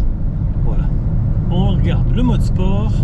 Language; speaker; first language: French; native; French